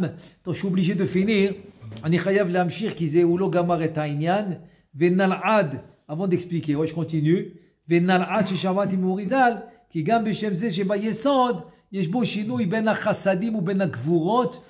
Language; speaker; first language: Hebrew; non-native, fluent; French